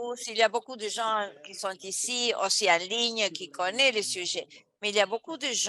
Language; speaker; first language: French; non-native, fluent; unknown